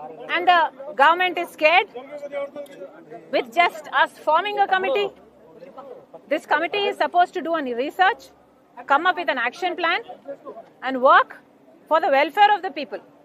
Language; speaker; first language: English; non-native, local second language; Telugu